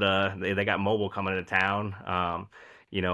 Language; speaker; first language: English; native; English